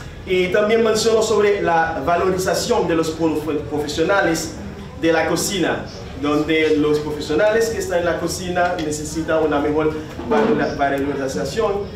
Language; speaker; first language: Spanish; non-native, fluent; Haitian Creole